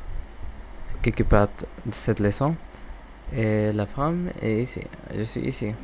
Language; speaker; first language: French; non-native, learner; English